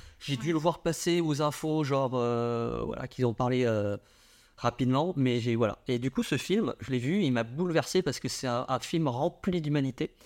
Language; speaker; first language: French; early bilingual, other home language; Vietnamese